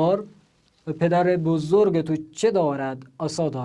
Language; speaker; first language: Persian; non-native, fluent; Urdu